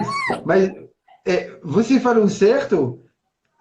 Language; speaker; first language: Portuguese; non-native, fluent; French